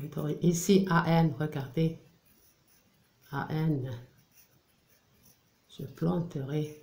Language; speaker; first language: French; non-native, local second language; Arabic